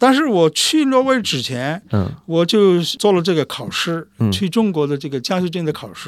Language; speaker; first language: Chinese; non-native, fluent; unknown